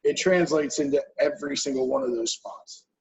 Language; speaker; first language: English; native; English